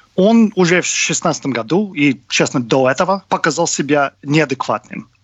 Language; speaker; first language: Russian; non-native, fluent; English